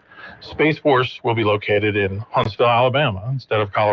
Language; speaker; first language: English; native; English